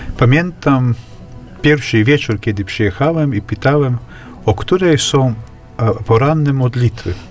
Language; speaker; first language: Polish; non-native, fluent; Latvian